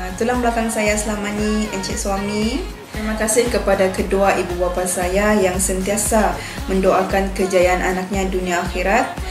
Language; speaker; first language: Malay; native; Malay